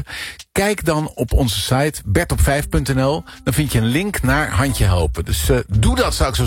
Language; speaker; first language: Dutch; native; Dutch